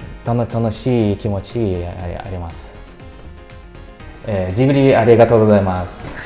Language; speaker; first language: Japanese; non-native, learner; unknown